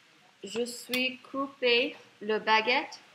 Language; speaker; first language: French; non-native, learner; English